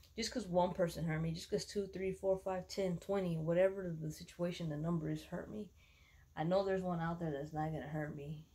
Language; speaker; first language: English; early bilingual, other home language; Spanish